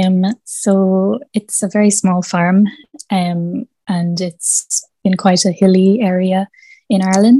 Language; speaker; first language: English; native; English